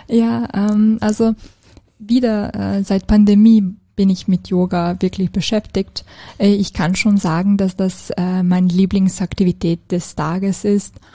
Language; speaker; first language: German; non-native, fluent; Serbian